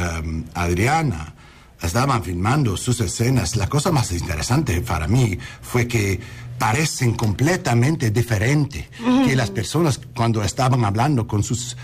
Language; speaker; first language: Spanish; non-native, learner; English